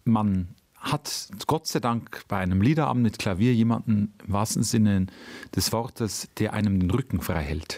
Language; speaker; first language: German; native; German